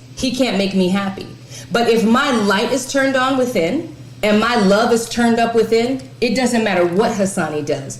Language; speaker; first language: English; native; English